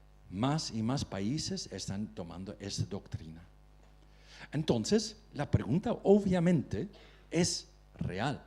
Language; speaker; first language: Spanish; non-native, fluent; Dutch